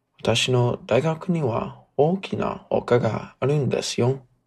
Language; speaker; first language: Japanese; non-native, learner; English